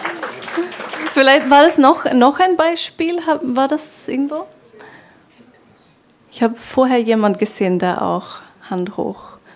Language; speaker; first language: German; non-native, fluent; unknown